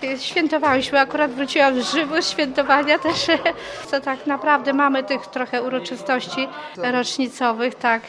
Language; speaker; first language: Polish; non-native, local second language; Ukrainian